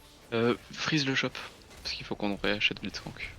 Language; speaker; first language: French; native; French